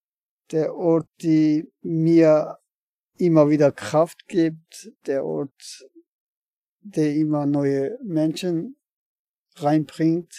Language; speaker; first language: German; non-native, learner; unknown